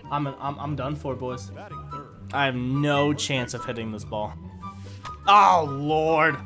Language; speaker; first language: English; native; English